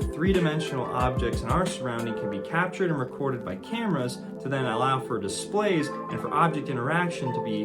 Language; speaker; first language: English; native; English